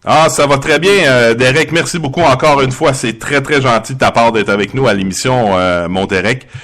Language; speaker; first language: French; native; French